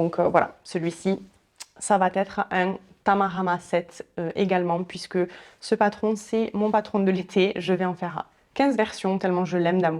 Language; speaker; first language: French; native; French